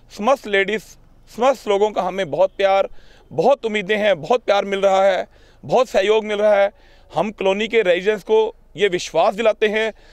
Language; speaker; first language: Hindi; non-native, local second language; Punjabi